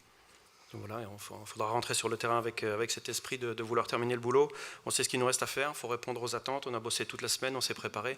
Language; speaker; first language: French; native; French